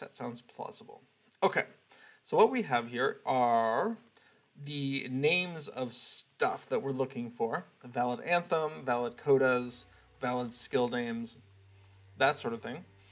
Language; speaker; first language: English; native; English